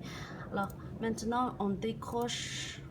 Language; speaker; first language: French; non-native, learner; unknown